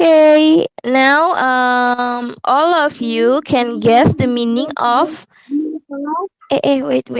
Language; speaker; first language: English; non-native, fluent; Indonesian